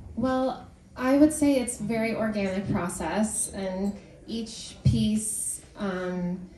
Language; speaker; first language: English; native; English